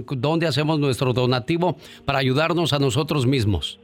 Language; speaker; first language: Spanish; native; Spanish